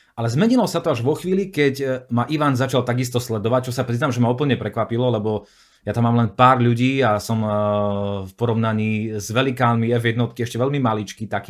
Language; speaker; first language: Slovak; native; Slovak